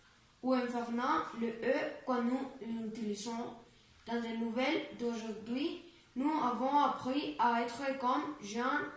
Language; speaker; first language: French; non-native, learner; Spanish